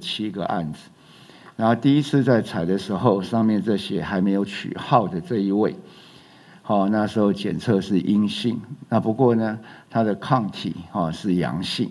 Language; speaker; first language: Chinese; native; Chinese